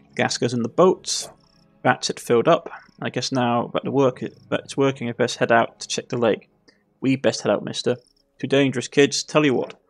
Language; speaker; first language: English; native; English